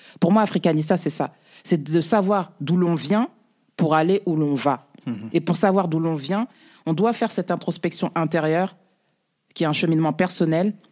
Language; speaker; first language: French; native; French